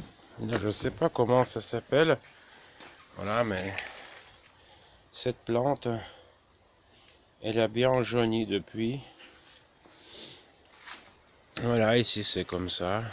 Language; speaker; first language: French; non-native, fluent; Russian